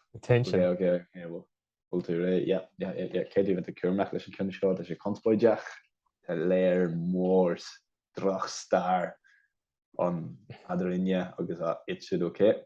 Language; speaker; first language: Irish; non-native, local second language; English